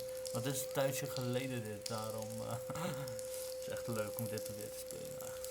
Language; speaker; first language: Dutch; non-native, local second language; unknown